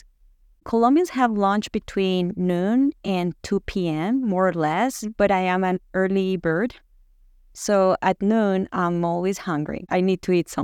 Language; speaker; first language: English; non-native, fluent; Spanish